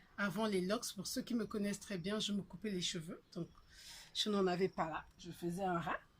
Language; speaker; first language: French; non-native, local second language; Lingala